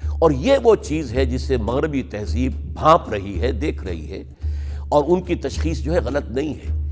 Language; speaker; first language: Urdu; native; Urdu